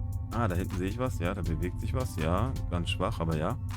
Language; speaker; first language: German; native; German